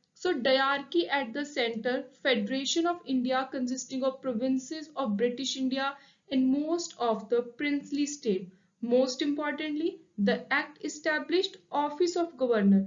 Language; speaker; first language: English; non-native, local second language; Punjabi